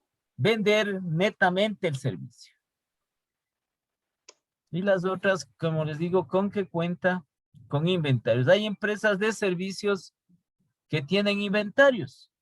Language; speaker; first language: Spanish; native; Spanish